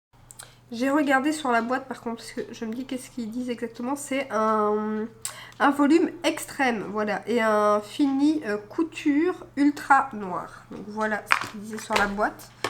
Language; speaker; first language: French; native; French